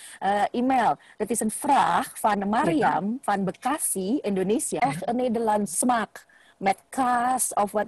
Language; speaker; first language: Dutch; non-native, learner; Indonesian